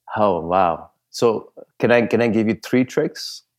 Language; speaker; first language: English; non-native, local second language; Punjabi